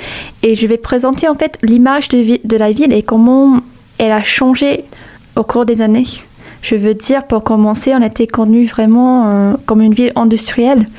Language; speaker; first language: French; non-native, fluent; English